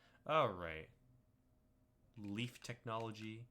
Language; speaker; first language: English; native; English